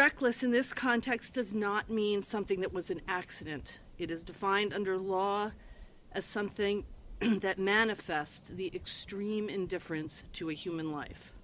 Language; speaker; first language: English; native; English